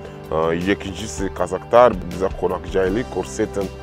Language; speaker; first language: Kazakh; non-native, learner; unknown